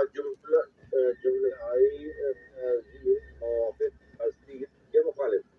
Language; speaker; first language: Persian; non-native, learner; Urdu